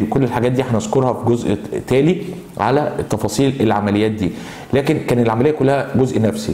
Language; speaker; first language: Arabic; native; Arabic